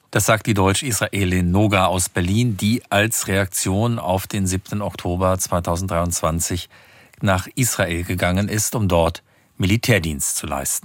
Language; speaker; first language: German; native; German